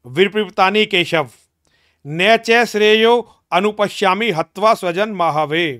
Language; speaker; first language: Hindi; native; Hindi